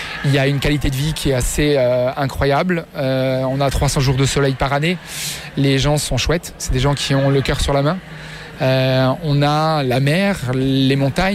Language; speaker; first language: French; native; French